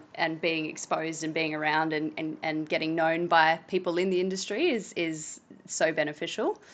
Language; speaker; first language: English; native; English